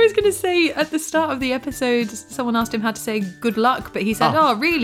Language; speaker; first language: English; native; English